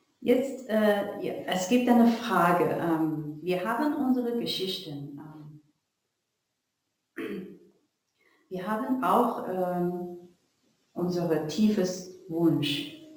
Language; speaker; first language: German; non-native, learner; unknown